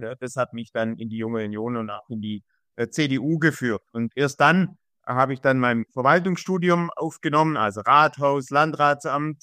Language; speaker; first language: German; native; German